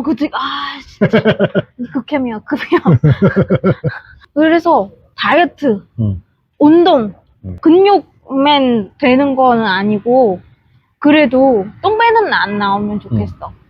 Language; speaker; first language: Korean; non-native, fluent; Vietnamese